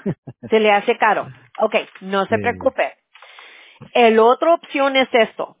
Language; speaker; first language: Spanish; early bilingual, heritage; English